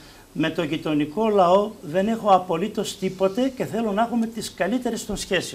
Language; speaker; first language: Greek; native; Greek